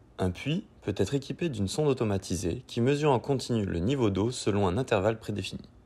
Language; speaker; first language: French; native; French